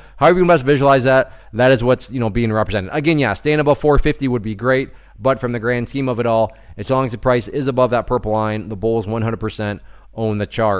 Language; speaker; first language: English; native; English